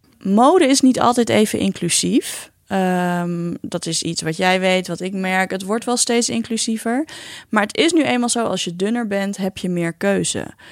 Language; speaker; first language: Dutch; native; Dutch